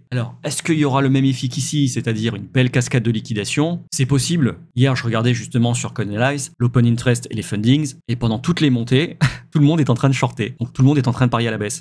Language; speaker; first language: French; native; French